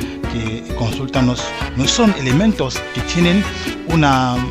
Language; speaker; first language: Spanish; non-native, fluent; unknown